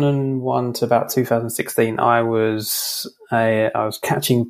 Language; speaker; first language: English; native; English